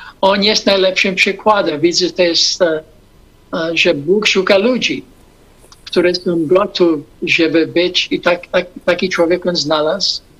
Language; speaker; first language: Polish; early bilingual, heritage; English